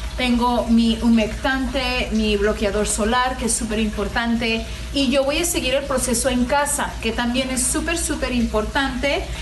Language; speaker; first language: Spanish; early bilingual, heritage; Spanish